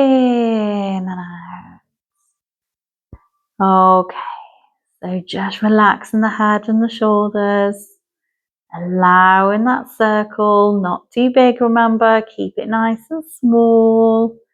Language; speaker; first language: English; native; English